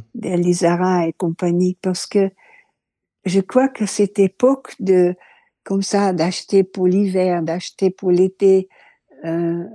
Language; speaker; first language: French; non-native, fluent; Dutch